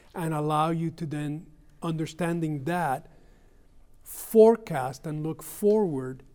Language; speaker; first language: English; early bilingual, other home language; Spanish